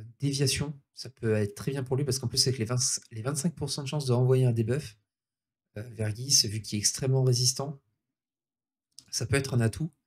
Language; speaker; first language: French; native; French